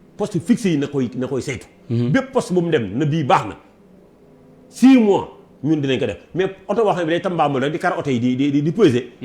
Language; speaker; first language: Wolof; native; Wolof